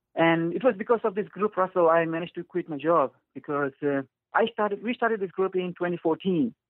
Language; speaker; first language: English; non-native, fluent; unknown